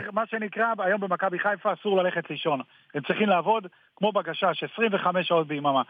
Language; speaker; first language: Hebrew; native; Hebrew